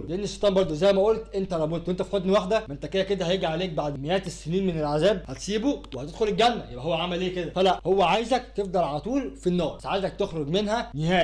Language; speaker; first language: Arabic; native; Arabic